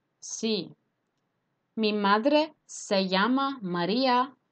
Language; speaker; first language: Spanish; non-native, fluent; Turkish